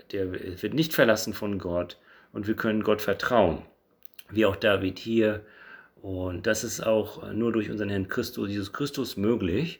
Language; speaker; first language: German; native; German